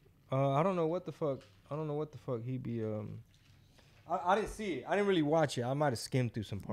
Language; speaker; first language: English; native; English